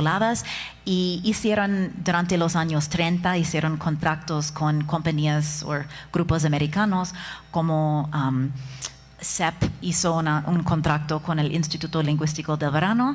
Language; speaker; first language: Spanish; non-native, fluent; English